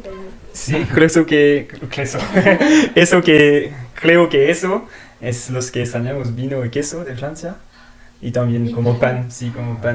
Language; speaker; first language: Spanish; non-native, learner; French